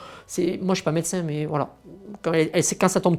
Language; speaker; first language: French; native; French